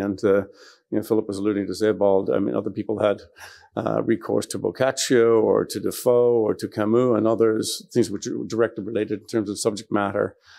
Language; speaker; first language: English; native; English